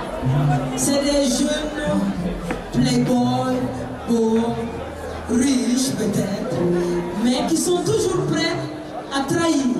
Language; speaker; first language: French; non-native, local second language; Bambara